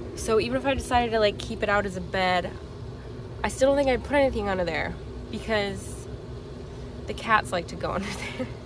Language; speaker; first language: English; native; English